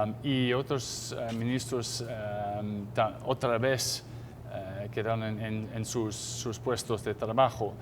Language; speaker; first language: Spanish; non-native, fluent; English